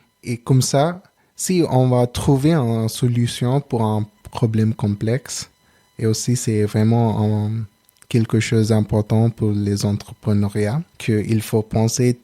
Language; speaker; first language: French; non-native, learner; Telugu